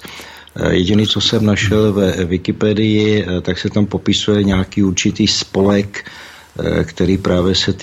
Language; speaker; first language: Czech; native; Czech